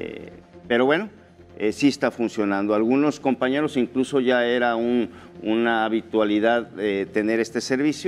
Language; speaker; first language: Spanish; native; Spanish